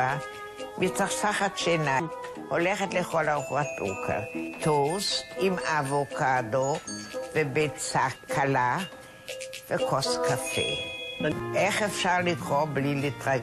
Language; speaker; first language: Hebrew; non-native, fluent; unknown